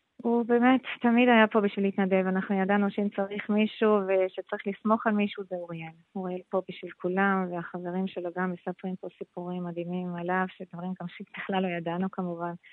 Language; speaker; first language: Hebrew; non-native, fluent; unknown